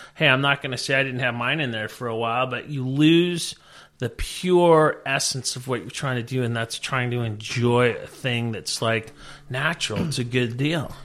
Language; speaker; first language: English; native; English